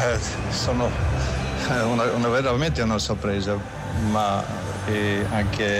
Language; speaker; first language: Italian; non-native, fluent; German